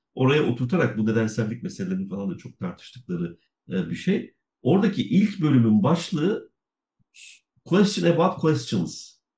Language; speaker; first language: Turkish; native; Turkish